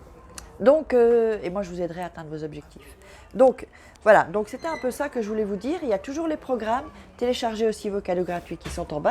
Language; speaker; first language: French; native; French